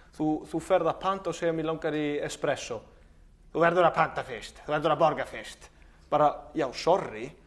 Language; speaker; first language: Icelandic; non-native, fluent; Italian